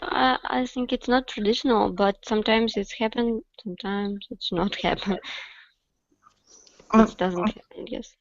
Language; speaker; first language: English; non-native, learner; Russian